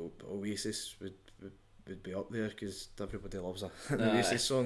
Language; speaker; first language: English; native; English